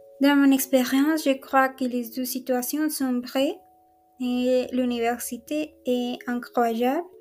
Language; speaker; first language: French; non-native, learner; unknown